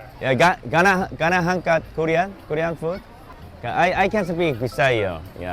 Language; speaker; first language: English; non-native, learner; Korean